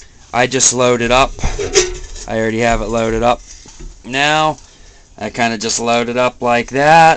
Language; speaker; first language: English; native; English